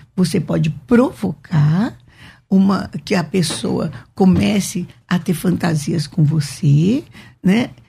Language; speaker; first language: Portuguese; native; Portuguese